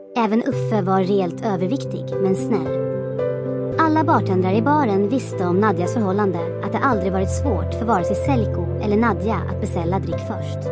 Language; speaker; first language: Swedish; non-native, fluent; Croatian